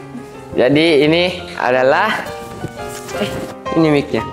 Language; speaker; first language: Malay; early bilingual, heritage; Malay